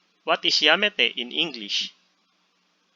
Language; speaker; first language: English; non-native, fluent; Filipino